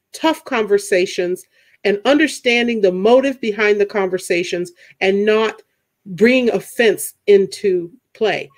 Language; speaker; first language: English; native; English